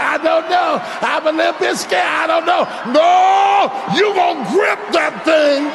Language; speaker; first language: English; native; English